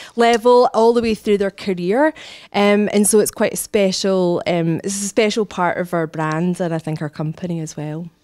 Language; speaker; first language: English; native; English